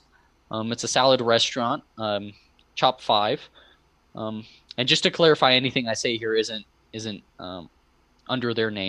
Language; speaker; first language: English; native; English